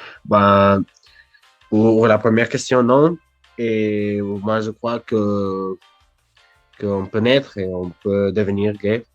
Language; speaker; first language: French; non-native, learner; Spanish